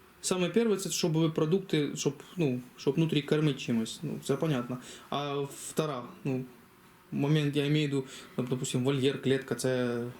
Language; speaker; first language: Ukrainian; native; Ukrainian